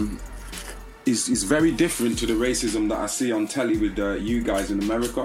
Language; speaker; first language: English; native; English